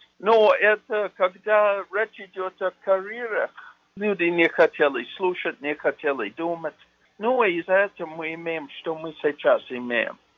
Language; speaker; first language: Russian; non-native, fluent; English